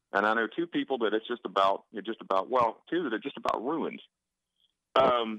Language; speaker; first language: English; native; English